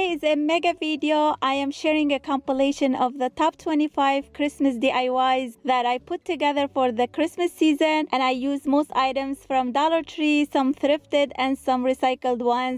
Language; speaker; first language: English; non-native, fluent; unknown